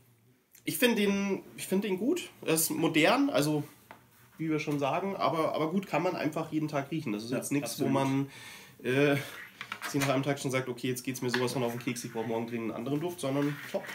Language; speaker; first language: German; native; German